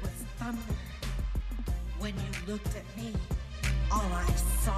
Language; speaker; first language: English; non-native, fluent; French